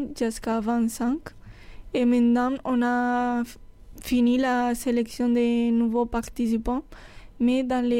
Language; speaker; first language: French; non-native, fluent; Spanish